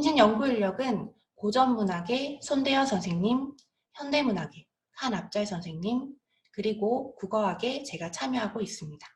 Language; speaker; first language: Korean; native; Korean